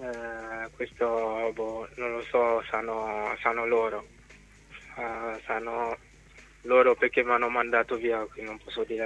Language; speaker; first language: Italian; non-native, fluent; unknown